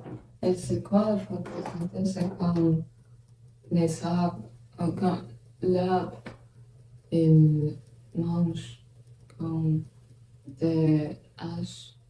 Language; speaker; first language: French; non-native, learner; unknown